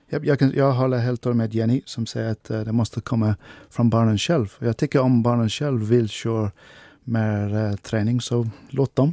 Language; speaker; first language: Swedish; non-native, fluent; English